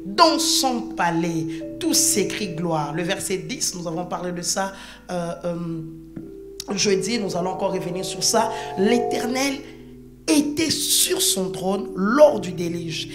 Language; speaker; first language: French; non-native, local second language; Lingala